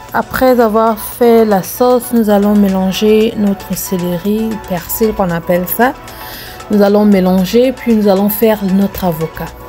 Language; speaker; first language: French; non-native, local second language; Lingala